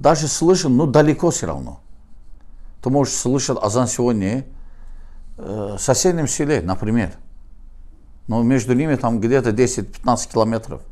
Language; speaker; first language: Russian; non-native, learner; Azerbaijani